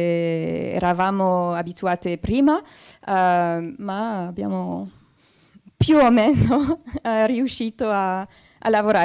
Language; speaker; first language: Italian; non-native, fluent; French